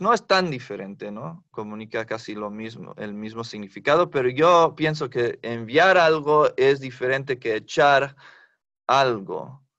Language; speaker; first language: Spanish; non-native, fluent; English